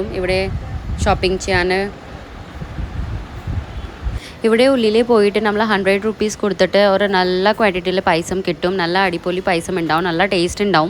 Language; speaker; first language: Malayalam; non-native, learner; Hindi